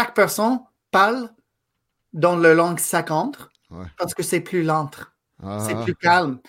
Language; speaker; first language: French; non-native, fluent; English